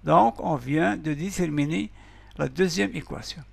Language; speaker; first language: French; non-native, local second language; Arabic